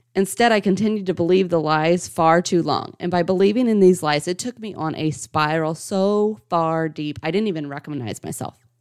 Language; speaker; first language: English; native; English